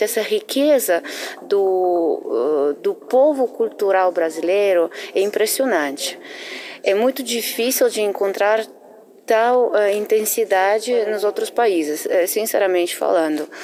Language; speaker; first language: Portuguese; non-native, fluent; Russian